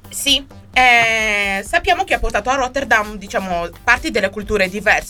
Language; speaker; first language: Italian; native; Italian